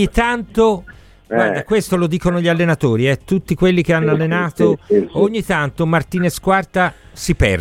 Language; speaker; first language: Italian; native; Italian